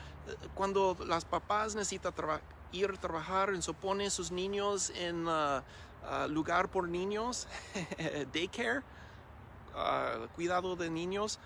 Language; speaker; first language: Spanish; non-native, learner; English